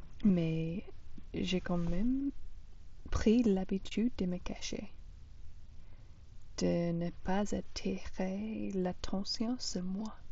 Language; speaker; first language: French; non-native, fluent; English